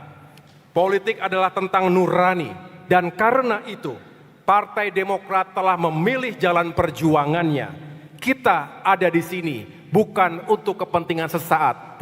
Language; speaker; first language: Indonesian; native; Indonesian